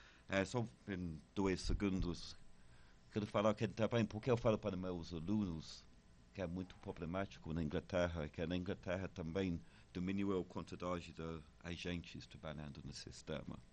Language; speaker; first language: Portuguese; non-native, fluent; English